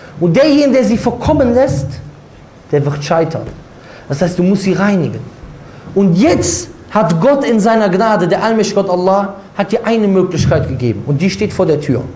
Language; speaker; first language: German; native; German